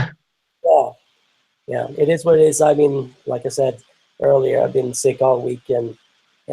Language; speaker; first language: English; non-native, fluent; Swedish